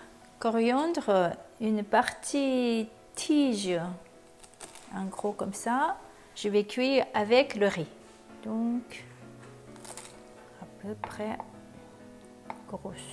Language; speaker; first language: French; non-native, learner; Japanese